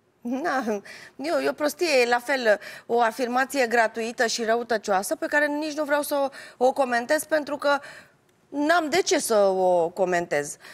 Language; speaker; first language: Romanian; native; Romanian